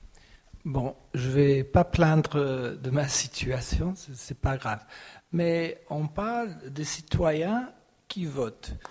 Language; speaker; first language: French; non-native, fluent; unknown